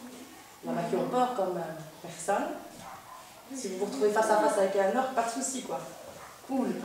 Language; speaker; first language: French; native; French